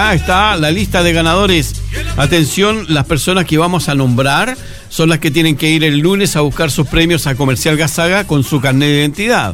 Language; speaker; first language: Spanish; native; Spanish